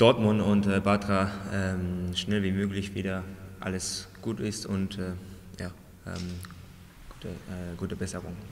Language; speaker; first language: German; non-native, learner; Japanese